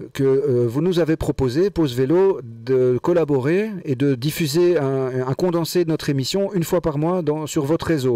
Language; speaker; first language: French; native; French